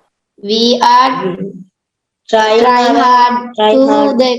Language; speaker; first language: English; non-native, learner; Sinhala